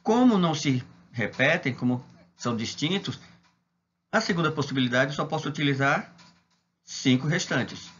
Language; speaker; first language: Portuguese; native; Portuguese